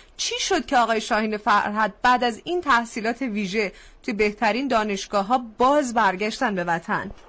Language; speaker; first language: Persian; native; Persian